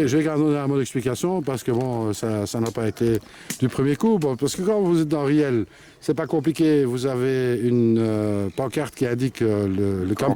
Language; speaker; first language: French; native; French